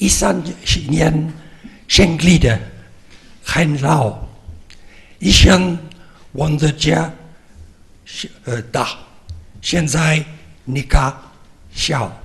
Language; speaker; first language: Chinese; non-native, learner; French